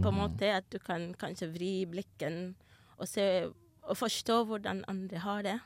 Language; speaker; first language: Norwegian; non-native, fluent; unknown